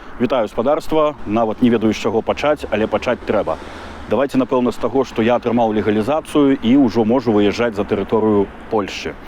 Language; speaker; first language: Belarusian; non-native, local second language; Russian